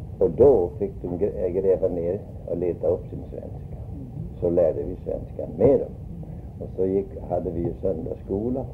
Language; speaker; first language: Swedish; early bilingual, heritage; Swedish